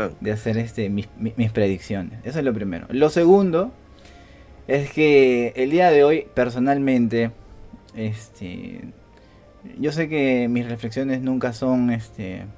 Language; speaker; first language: Spanish; native; Spanish